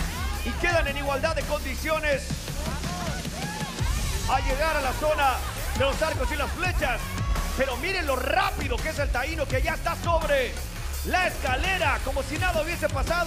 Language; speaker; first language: Spanish; native; Spanish